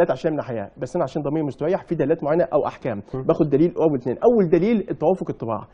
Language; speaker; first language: Arabic; native; Arabic